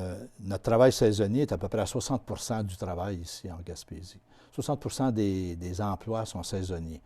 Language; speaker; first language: French; native; French